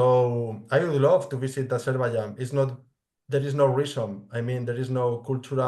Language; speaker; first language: English; non-native, fluent; Spanish